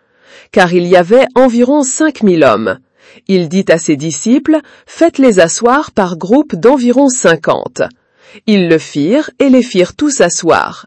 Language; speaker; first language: French; native; French